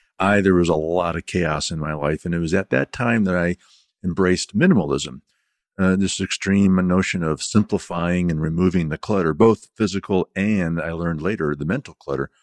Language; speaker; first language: English; native; English